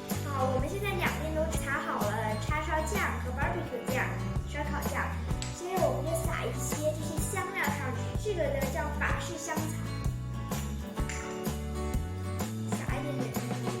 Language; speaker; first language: Chinese; early bilingual, heritage; Chinese